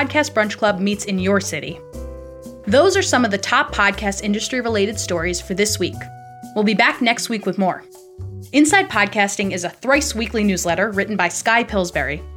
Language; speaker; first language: English; native; English